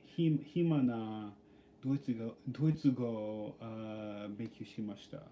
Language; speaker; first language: Japanese; non-native, learner; English